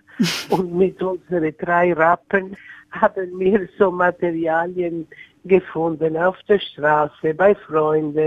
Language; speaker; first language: German; non-native, learner; Italian